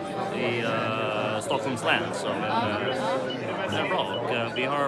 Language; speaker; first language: Swedish; non-native, learner; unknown